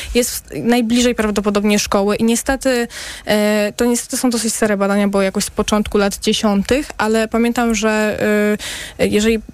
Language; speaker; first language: Polish; native; Polish